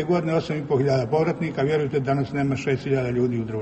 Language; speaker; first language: Croatian; native; Croatian